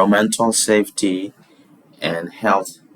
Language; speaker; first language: English; non-native, fluent; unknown